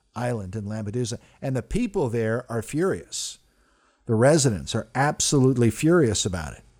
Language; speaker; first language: English; early bilingual, other home language; Italian